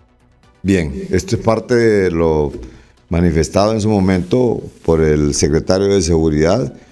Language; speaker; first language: Spanish; native; Spanish